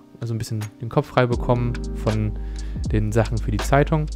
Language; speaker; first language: German; native; German